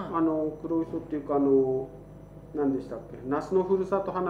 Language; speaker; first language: Japanese; native; Japanese